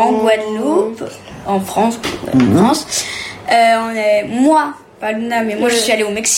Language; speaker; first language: French; early bilingual, heritage; French